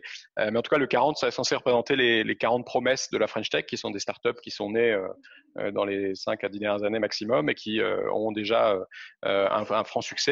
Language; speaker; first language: French; native; French